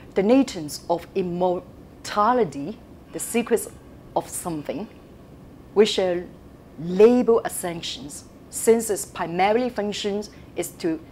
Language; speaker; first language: English; non-native, local second language; Cantonese